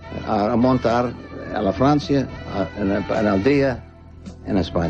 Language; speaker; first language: Spanish; non-native, learner; English